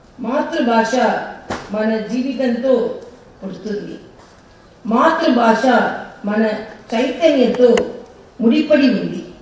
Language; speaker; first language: Telugu; non-native, learner; Tamil